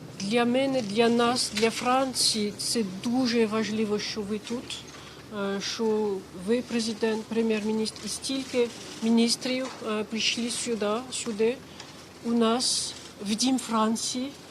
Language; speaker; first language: Ukrainian; non-native, fluent; French